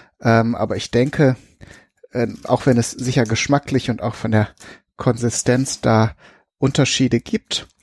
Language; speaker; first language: German; native; German